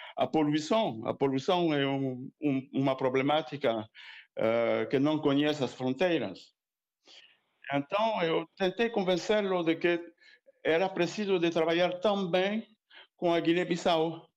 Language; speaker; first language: Portuguese; non-native, fluent; French